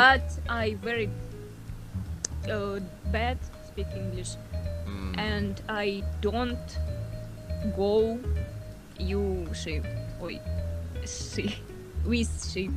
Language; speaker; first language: English; non-native, learner; Russian